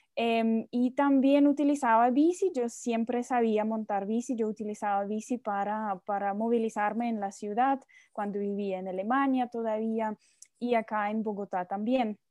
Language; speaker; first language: Spanish; non-native, fluent; Russian